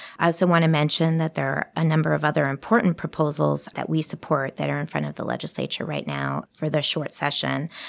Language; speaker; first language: English; early bilingual, other home language; Spanish